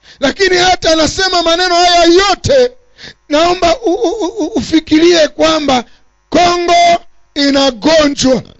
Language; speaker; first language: Swahili; non-native, local second language; Nande